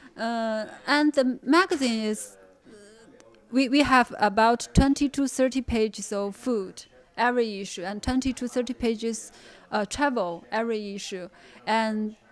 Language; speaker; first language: English; non-native, fluent; Chinese